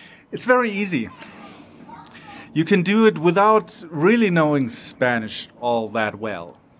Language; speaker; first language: English; non-native, fluent; German